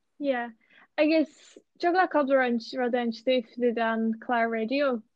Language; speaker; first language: Irish; native; Irish